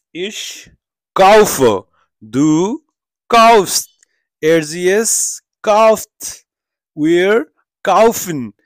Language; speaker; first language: German; non-native, fluent; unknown